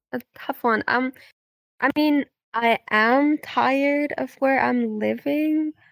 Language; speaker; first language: English; non-native, fluent; Dutch